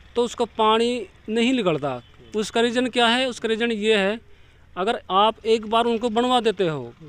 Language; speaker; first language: Hindi; native; Hindi